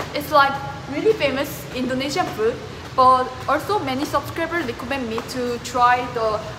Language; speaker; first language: English; non-native, learner; Korean